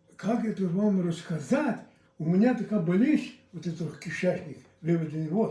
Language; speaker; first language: Russian; non-native, local second language; Ukrainian